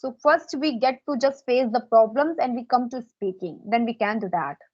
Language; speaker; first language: English; non-native, local second language; Hindi